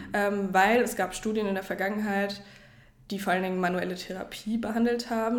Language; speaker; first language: German; native; German